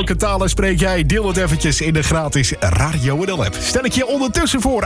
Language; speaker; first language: Dutch; native; Dutch